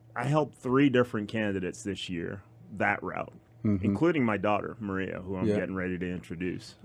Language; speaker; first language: English; native; English